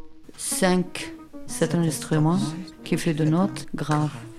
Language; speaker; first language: French; non-native, learner; Kurdish